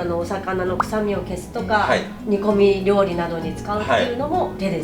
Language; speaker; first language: Japanese; native; Japanese